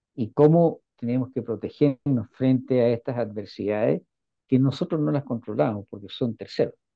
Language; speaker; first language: Spanish; native; Spanish